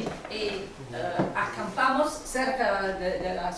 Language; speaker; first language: Spanish; non-native, learner; English